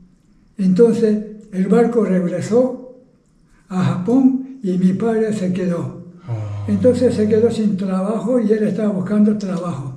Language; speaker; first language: Spanish; non-native, fluent; Japanese